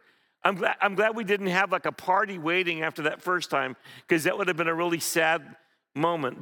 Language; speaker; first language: English; native; English